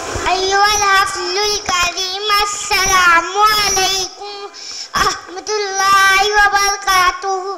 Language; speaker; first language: Arabic; non-native, learner; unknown